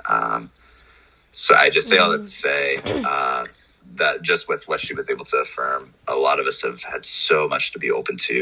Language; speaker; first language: English; native; English